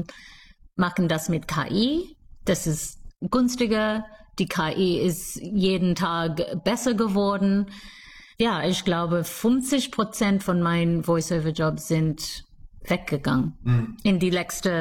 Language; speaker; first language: German; non-native, fluent; English